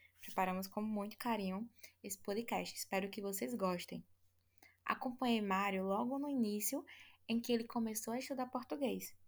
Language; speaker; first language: Portuguese; native; Portuguese